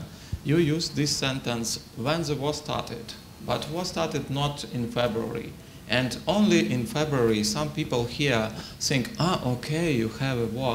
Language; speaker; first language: English; non-native, learner; Ukrainian